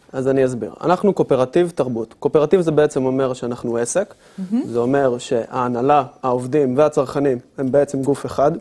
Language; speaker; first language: Hebrew; native; Hebrew